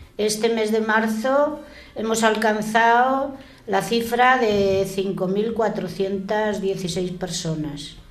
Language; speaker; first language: Spanish; native; Spanish